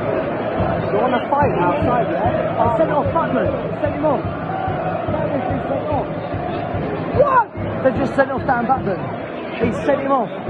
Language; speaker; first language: English; native; English